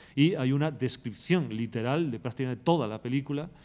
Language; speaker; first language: Spanish; native; Spanish